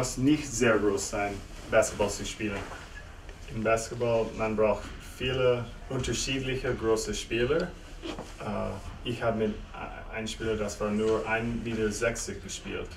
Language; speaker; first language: German; non-native, fluent; English